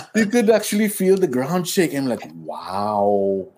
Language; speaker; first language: English; non-native, local second language; Filipino